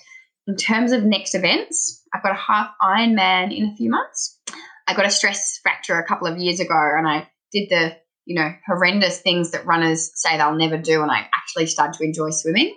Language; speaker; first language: English; native; English